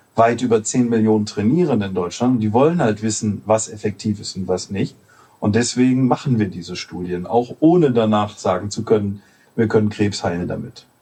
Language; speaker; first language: German; native; German